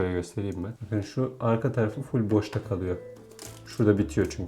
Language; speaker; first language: Turkish; native; Turkish